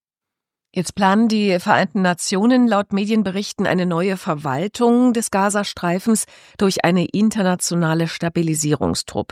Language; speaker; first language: German; native; German